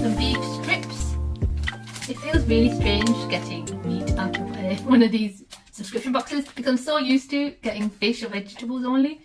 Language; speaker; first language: English; native; English